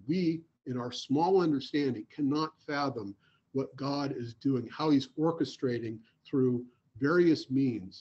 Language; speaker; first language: English; native; English